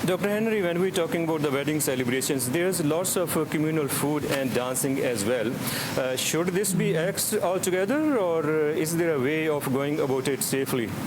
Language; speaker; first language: English; non-native, fluent; Punjabi